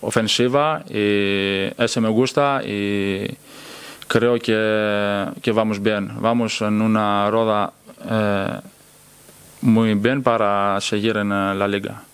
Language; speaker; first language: Spanish; non-native, learner; Greek